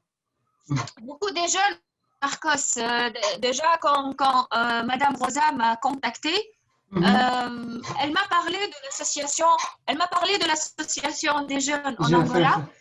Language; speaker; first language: French; non-native, fluent; Arabic